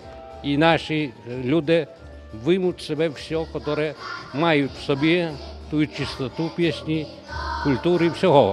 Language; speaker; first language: Polish; non-native, local second language; Ukrainian